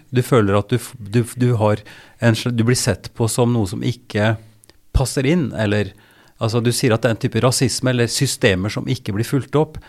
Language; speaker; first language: Norwegian; native; Norwegian